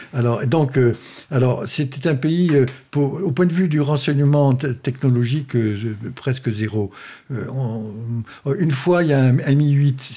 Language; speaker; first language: French; native; French